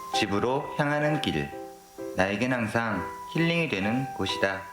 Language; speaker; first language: Korean; native; Korean